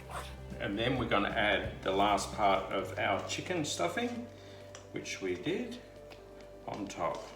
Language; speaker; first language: English; native; English